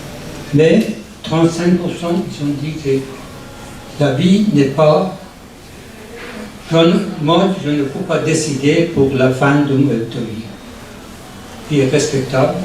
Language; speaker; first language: French; non-native, learner; Persian